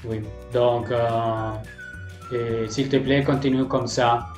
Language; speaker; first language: French; non-native, fluent; Spanish